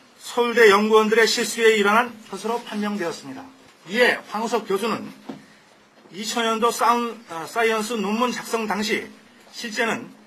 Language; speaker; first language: Korean; native; Korean